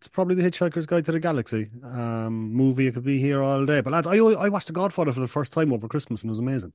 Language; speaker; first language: English; native; English